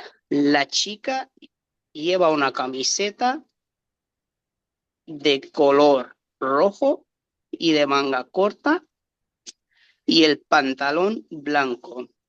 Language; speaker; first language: Spanish; non-native, learner; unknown